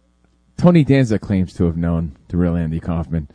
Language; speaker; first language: English; native; English